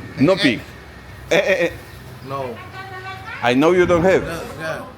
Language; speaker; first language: English; non-native, learner; Polish